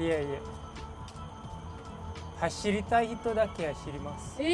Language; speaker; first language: Japanese; non-native, learner; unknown